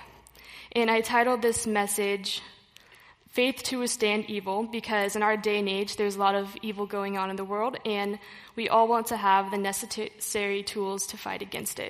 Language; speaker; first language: English; native; English